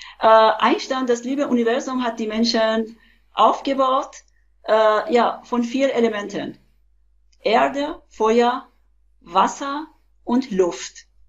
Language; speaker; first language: German; non-native, fluent; Persian